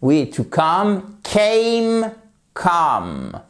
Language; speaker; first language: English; non-native, fluent; French